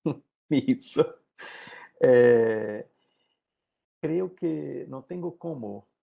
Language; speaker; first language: Spanish; non-native, learner; Portuguese